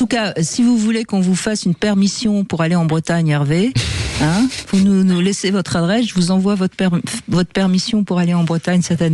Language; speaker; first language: French; native; French